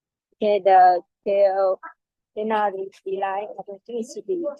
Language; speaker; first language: English; non-native, learner; Vietnamese